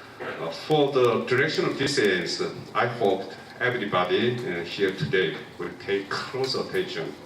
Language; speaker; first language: English; non-native, local second language; Korean